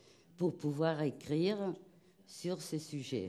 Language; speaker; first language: French; non-native, fluent; Spanish